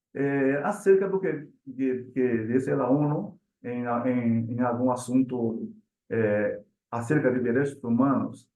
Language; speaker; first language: Spanish; non-native, learner; Portuguese